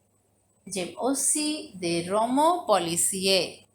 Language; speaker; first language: French; non-native, fluent; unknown